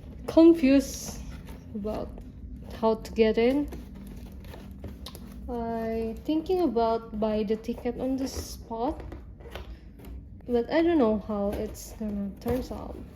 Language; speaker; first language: English; non-native, learner; Indonesian